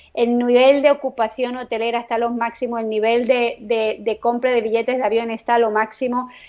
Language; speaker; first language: Spanish; native; Spanish